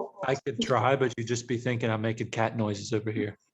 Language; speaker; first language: English; native; English